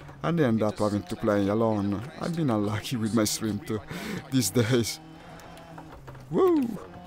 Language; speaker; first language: English; non-native, fluent; Italian